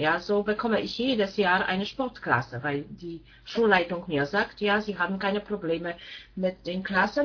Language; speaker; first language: German; non-native, fluent; Polish